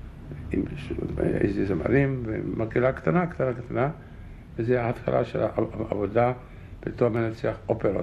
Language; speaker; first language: Hebrew; non-native, fluent; German